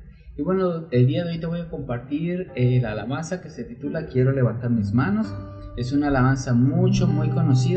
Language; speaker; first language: Spanish; native; Spanish